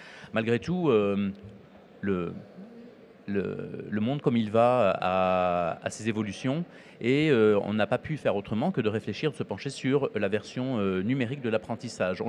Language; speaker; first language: French; native; French